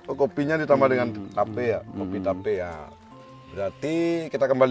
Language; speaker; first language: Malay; non-native, local second language; Balinese